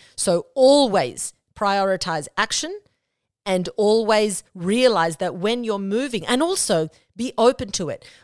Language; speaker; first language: English; non-native, local second language; Spanish